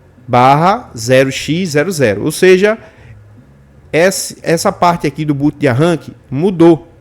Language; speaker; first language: Portuguese; native; Portuguese